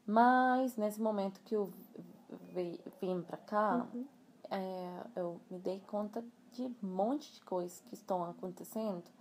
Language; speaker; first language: Portuguese; non-native, fluent; Spanish